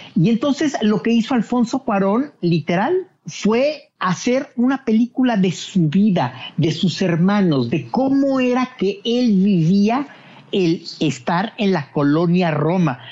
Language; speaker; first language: Spanish; native; Spanish